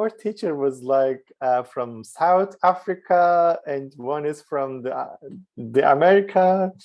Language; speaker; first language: English; non-native, fluent; Turkish